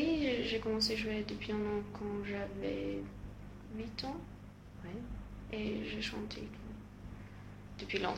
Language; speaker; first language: French; non-native, learner; Russian